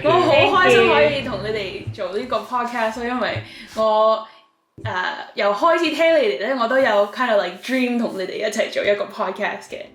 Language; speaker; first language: Cantonese; early bilingual, heritage; Cantonese